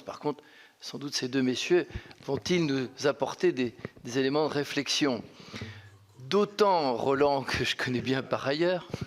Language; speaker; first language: French; native; French